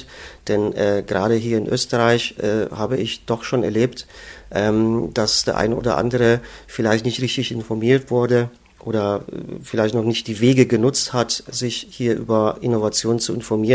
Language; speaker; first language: German; native; German